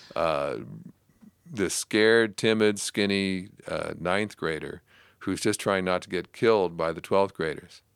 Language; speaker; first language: English; native; English